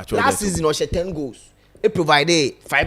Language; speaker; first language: English; non-native, local second language; Akan